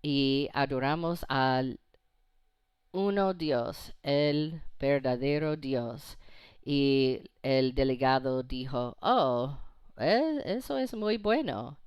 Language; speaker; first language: Spanish; non-native, fluent; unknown